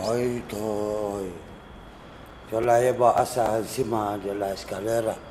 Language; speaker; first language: Spanish; non-native, learner; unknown